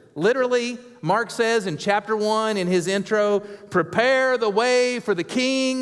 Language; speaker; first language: English; native; English